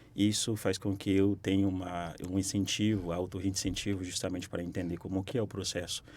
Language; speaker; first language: Portuguese; non-native, fluent; Haitian Creole